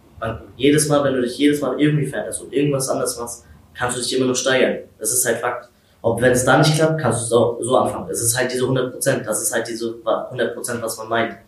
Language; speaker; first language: German; early bilingual, other home language; Arabic